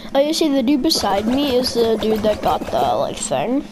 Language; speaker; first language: English; native; English